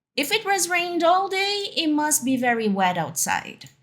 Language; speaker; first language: English; non-native, fluent; Portuguese